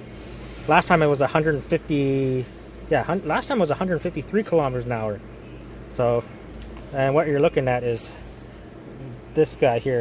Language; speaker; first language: English; native; English